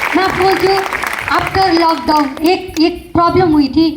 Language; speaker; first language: Hindi; non-native, local second language; Marathi